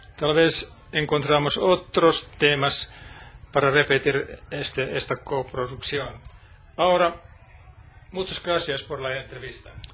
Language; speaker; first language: Spanish; non-native, learner; Finnish